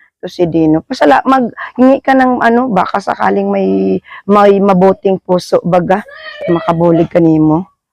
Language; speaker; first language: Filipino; non-native, local second language; Hiligaynon